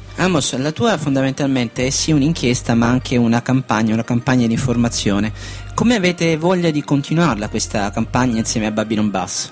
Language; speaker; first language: Italian; native; Italian